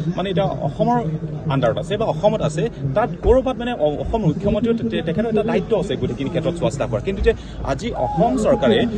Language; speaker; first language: Assamese; non-native, local second language; Karbi